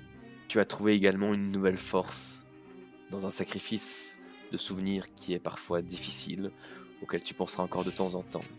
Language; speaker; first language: French; native; French